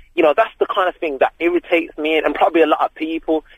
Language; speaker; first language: English; native; English